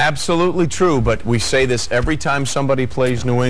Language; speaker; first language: English; native; English